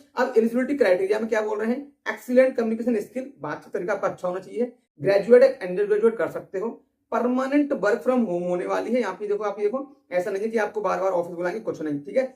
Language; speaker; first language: Hindi; native; Hindi